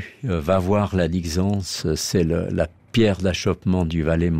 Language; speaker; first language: French; native; French